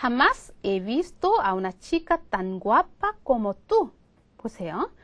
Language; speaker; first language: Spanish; non-native, fluent; Korean